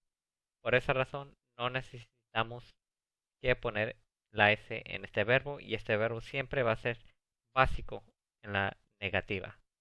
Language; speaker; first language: Spanish; early bilingual, other home language; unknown